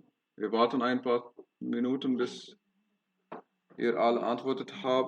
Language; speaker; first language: German; non-native, fluent; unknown